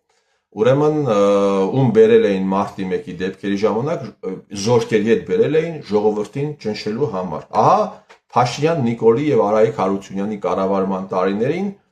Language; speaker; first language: Armenian; native; Armenian